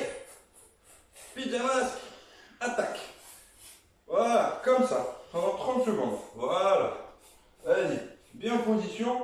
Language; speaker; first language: French; native; French